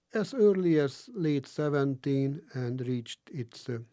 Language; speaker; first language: English; non-native, fluent; Hungarian